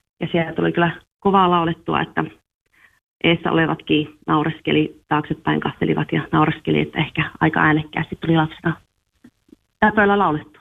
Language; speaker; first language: Finnish; native; Finnish